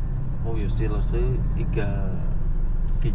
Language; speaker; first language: Chinese; non-native, learner; Vietnamese